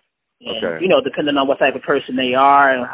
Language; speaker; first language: English; native; English